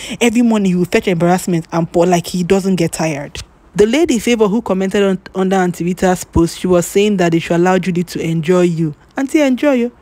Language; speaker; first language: English; native; English